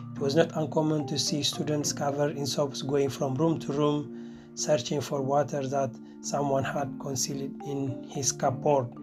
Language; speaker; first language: English; non-native, fluent; Tigrinya